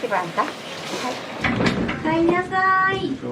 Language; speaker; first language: Japanese; native; Japanese